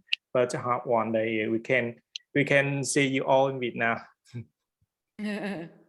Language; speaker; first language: English; non-native, fluent; Vietnamese